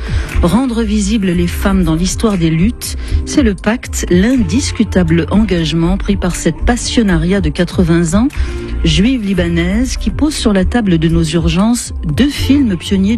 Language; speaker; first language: French; native; French